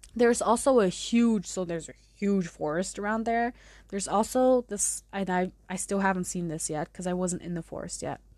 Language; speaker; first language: English; non-native, fluent; German